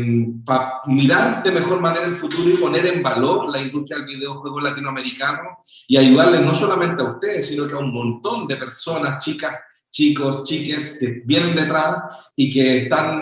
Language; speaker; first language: Spanish; native; Spanish